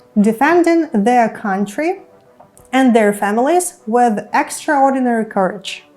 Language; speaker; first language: English; non-native, fluent; Ukrainian